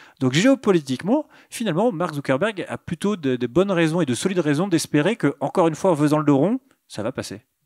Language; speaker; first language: French; native; French